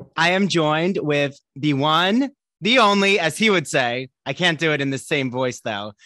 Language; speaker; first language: English; native; English